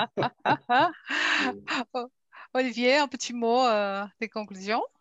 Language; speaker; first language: French; non-native, fluent; Portuguese